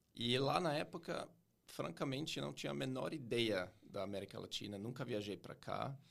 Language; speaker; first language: Portuguese; non-native, fluent; German